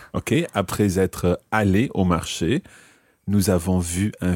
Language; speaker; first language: French; non-native, fluent; English